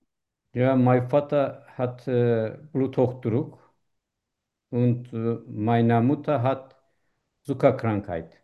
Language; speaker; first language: German; non-native, learner; Turkish